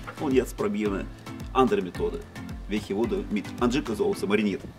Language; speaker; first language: German; non-native, learner; Russian